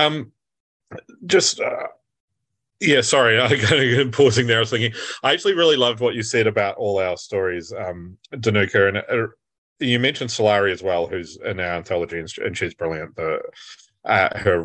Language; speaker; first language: English; native; English